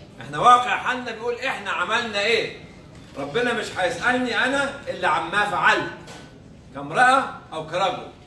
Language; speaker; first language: Arabic; native; Arabic